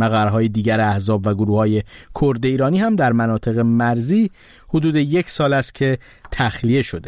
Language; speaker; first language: Persian; native; Persian